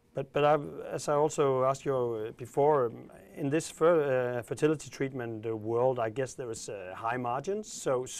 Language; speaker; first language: English; non-native, fluent; Danish